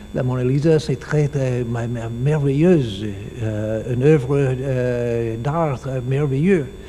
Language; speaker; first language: French; non-native, learner; English